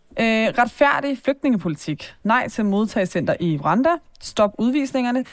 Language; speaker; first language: Danish; early bilingual, other home language; Persian